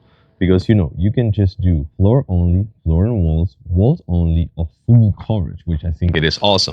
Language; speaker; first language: English; non-native, fluent; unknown